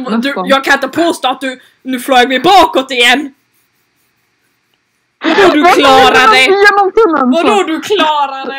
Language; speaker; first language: Swedish; native; Swedish